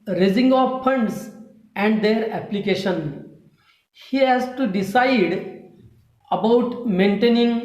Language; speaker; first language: English; non-native, local second language; Marathi